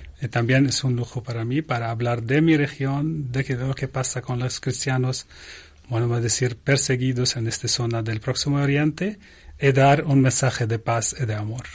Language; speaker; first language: Spanish; non-native, learner; Arabic